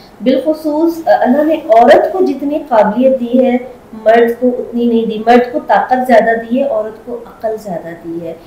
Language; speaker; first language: Urdu; non-native, local second language; Sindhi